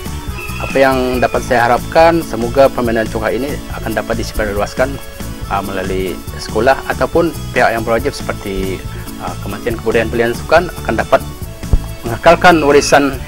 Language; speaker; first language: Malay; native; Malay